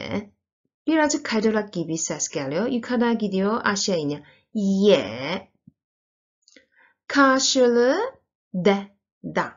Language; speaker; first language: Turkish; non-native, learner; Chinese